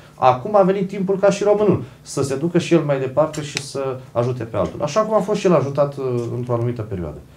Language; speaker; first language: Romanian; native; Romanian